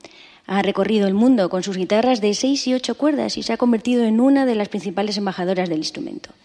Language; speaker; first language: Spanish; native; Spanish